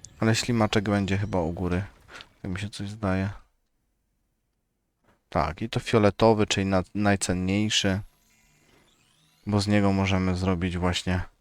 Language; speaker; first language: Polish; native; Polish